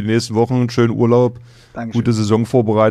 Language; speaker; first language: German; native; German